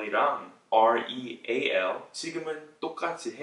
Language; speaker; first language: Korean; non-native, fluent; English